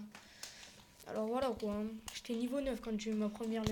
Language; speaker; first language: French; native; French